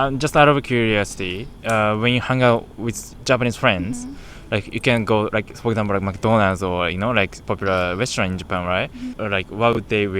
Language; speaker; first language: English; non-native, fluent; Japanese